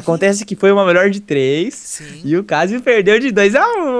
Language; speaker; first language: Portuguese; native; Portuguese